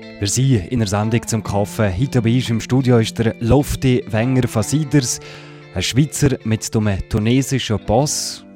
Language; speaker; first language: German; native; German